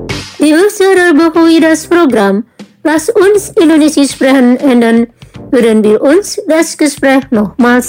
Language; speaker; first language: German; non-native, learner; Indonesian